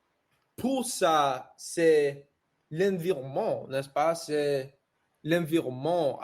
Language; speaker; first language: French; non-native, learner; English